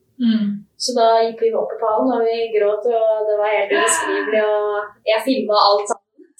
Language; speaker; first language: Norwegian; native; Norwegian